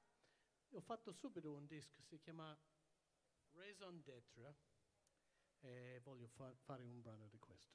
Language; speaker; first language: Italian; early bilingual, heritage; English